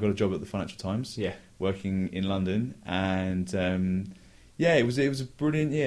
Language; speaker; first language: English; native; English